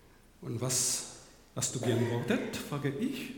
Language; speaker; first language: German; non-native, fluent; French